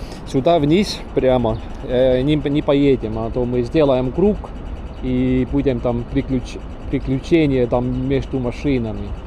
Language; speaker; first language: Russian; non-native, local second language; Estonian